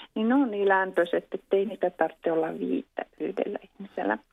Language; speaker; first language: Finnish; native; Finnish